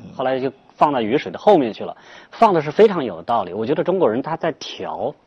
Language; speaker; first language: Chinese; native; Chinese